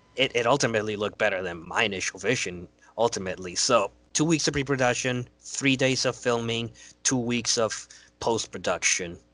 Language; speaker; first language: English; non-native, fluent; Spanish